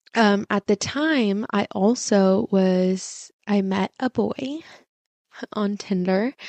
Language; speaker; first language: English; early bilingual, other home language; Spanish